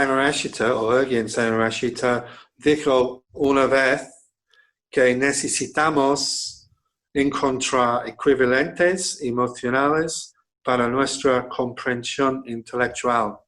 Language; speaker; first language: Spanish; non-native, fluent; English